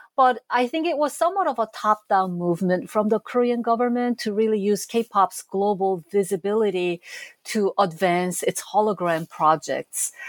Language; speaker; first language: English; non-native, fluent; Korean